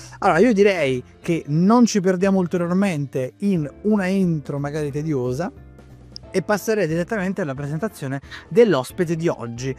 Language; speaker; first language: Italian; native; Italian